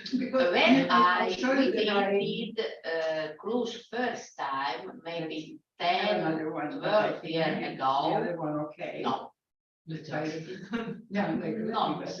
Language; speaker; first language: English; non-native, learner; Slovak